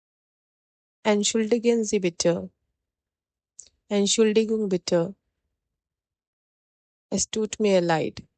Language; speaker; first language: German; non-native, fluent; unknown